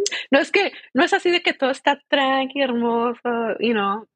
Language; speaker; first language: Spanish; early bilingual, heritage; Spanish